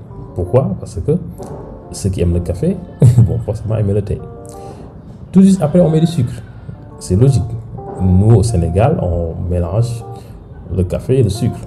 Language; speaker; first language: French; non-native, local second language; Wolof